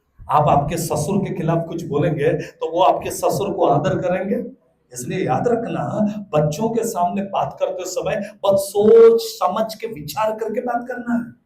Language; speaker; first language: Hindi; non-native, local second language; Telugu